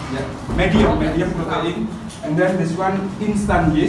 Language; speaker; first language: English; non-native, learner; Indonesian